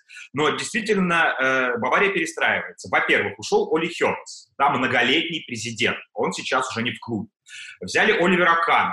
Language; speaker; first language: Russian; native; Russian